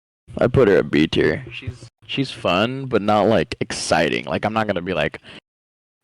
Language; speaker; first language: English; native; English